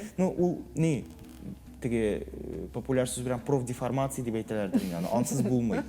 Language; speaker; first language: Tatar; non-native, local second language; Russian